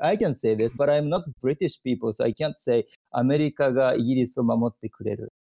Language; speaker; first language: English; non-native, learner; Japanese